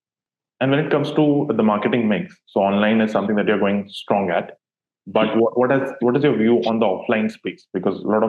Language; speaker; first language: English; non-native, local second language; Hindi